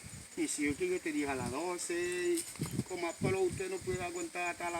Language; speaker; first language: Spanish; non-native, local second language; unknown